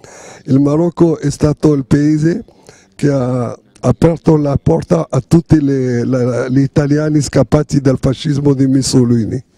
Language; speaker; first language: Italian; non-native, fluent; Arabic